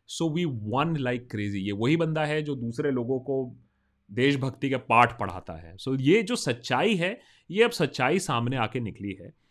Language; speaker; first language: Hindi; non-native, local second language; Bangla